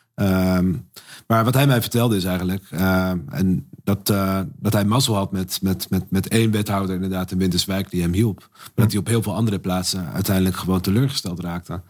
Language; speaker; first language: Dutch; native; Dutch